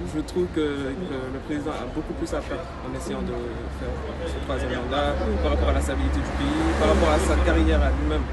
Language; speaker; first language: French; early bilingual, other home language; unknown